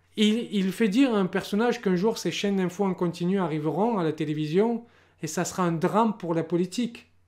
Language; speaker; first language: French; native; French